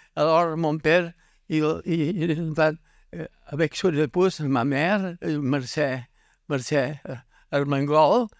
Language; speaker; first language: French; non-native, learner; Catalan